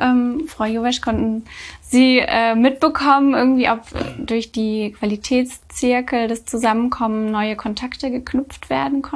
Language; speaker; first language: German; native; German